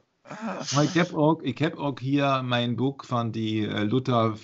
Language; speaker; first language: Dutch; non-native, fluent; German